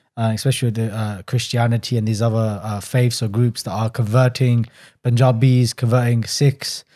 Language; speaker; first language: English; native; English